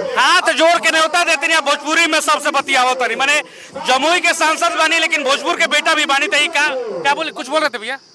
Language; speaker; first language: Hindi; native; Hindi